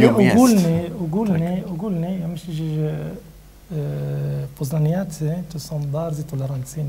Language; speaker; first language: Polish; non-native, learner; Arabic